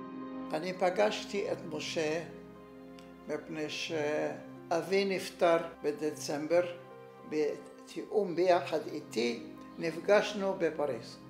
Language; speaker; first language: Hebrew; non-native, fluent; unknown